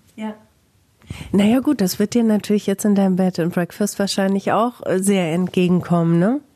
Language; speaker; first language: German; native; German